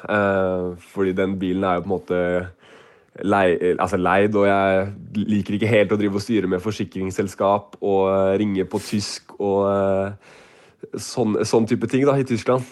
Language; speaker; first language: Norwegian; native; Norwegian